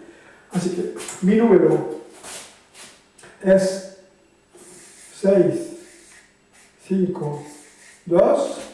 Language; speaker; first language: Spanish; non-native, fluent; French